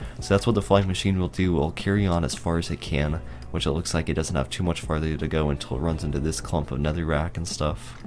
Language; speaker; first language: English; native; English